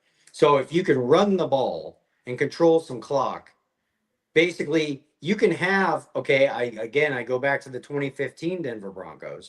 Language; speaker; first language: English; native; English